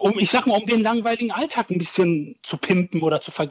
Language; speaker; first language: German; early bilingual, other home language; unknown